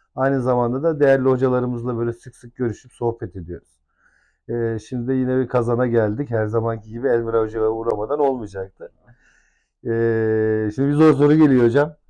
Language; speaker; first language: Turkish; native; Turkish